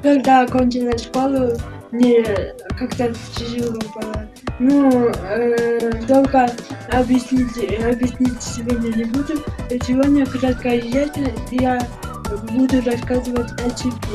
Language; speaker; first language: Russian; non-native, local second language; Kyrgyz